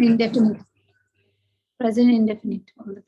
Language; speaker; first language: English; non-native, learner; Hindi